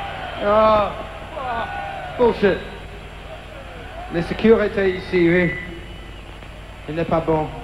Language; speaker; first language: French; non-native, learner; English